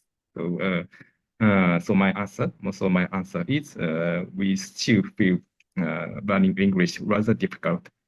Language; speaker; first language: English; non-native, learner; Japanese